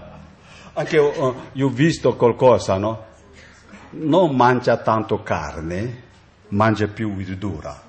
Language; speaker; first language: Italian; non-native, learner; Tibetan